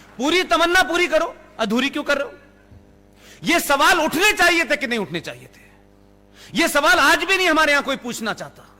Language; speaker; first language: Hindi; native; Hindi